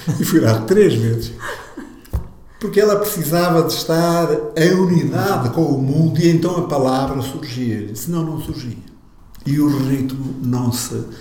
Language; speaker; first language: Portuguese; native; Portuguese